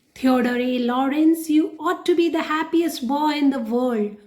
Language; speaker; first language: English; non-native, local second language; Hindi